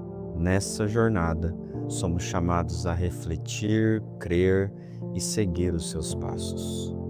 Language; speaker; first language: Portuguese; native; Portuguese